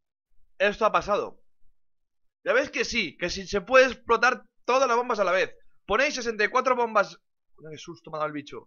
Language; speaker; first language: Spanish; native; Spanish